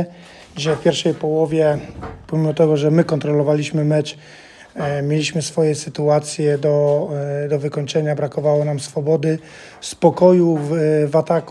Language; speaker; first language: Polish; non-native, fluent; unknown